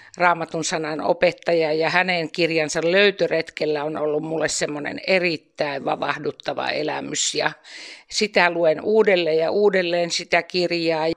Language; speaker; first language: Finnish; native; Finnish